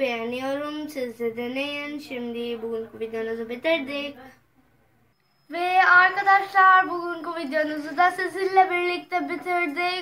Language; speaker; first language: Turkish; non-native, learner; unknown